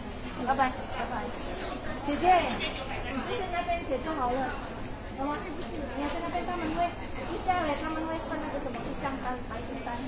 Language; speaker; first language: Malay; non-native, local second language; Javanese